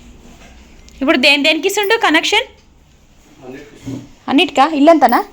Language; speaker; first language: Telugu; native; Telugu